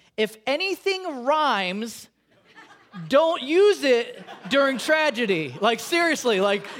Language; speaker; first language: English; native; English